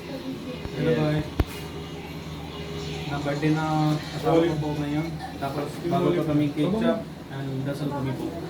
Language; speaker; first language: Filipino; non-native, learner; Hindi